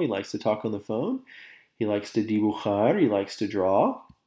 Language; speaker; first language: English; native; English